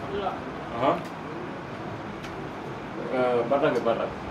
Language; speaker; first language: Turkish; non-native, learner; French